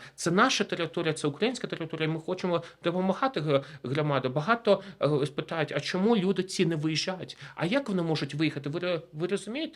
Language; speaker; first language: Ukrainian; native; Ukrainian